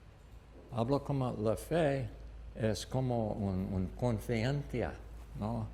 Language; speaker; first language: Spanish; non-native, learner; English